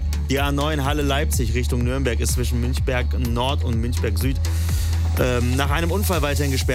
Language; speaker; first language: German; native; German